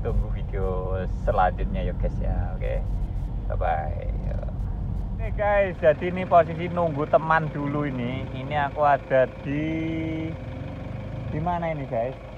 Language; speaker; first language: Indonesian; non-native, local second language; Javanese